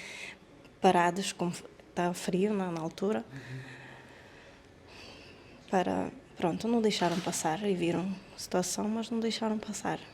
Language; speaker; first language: Portuguese; non-native, fluent; Ukrainian